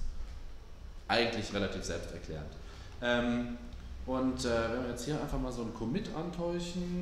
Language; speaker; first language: German; native; German